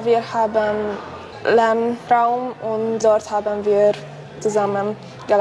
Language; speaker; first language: German; non-native, local second language; Hungarian